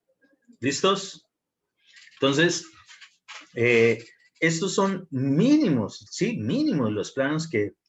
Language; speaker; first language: Spanish; native; Spanish